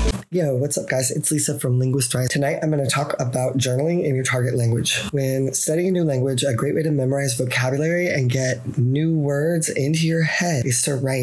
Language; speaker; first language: English; native; English